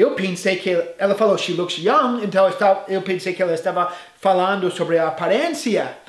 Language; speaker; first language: Portuguese; non-native, fluent; English